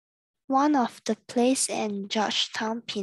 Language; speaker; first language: English; non-native, learner; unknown